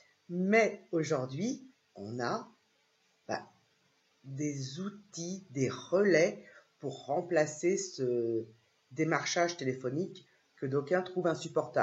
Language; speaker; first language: French; native; French